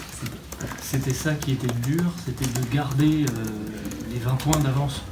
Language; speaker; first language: French; native; French